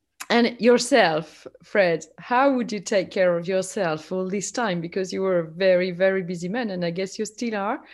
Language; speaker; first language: English; non-native, fluent; French